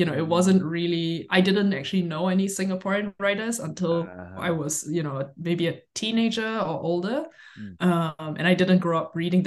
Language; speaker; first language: English; native; English